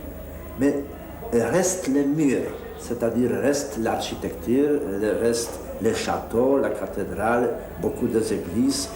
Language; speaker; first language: French; non-native, fluent; Polish